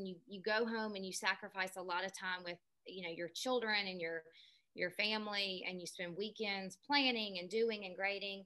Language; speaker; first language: English; native; English